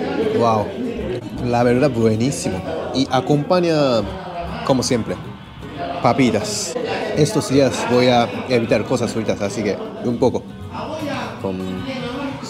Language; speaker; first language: Spanish; non-native, learner; Japanese